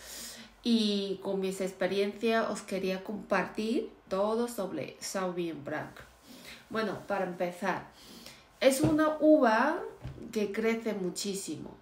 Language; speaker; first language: Spanish; non-native, fluent; Chinese